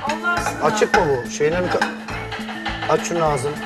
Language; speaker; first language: Turkish; native; Turkish